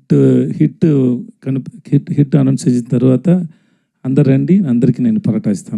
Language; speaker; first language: Telugu; non-native, learner; Tamil